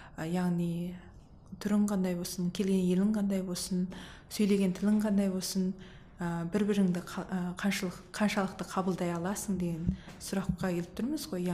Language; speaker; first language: Kazakh; early bilingual, heritage; Kazakh